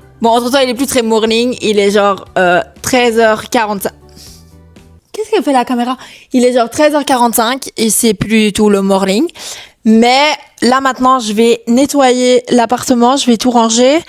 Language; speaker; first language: French; native; French